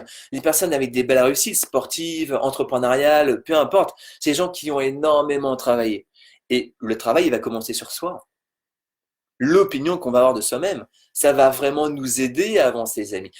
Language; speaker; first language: French; native; French